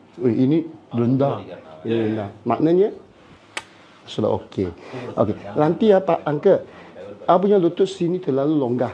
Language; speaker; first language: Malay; non-native, local second language; Cantonese